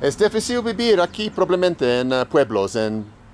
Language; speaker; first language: Spanish; non-native, learner; English